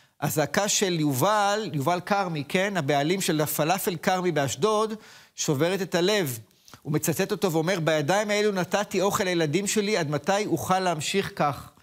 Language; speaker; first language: Hebrew; native; Hebrew